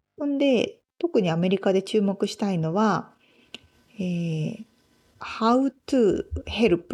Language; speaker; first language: Japanese; native; Japanese